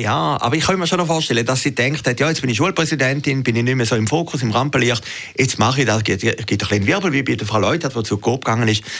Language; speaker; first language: German; native; German